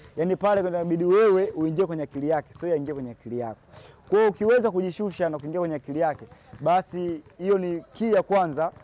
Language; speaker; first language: Swahili; native; Swahili